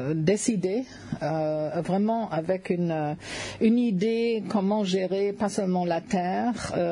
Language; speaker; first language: French; non-native, fluent; German